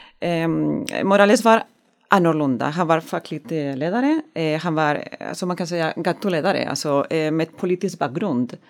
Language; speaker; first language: Swedish; non-native, learner; Spanish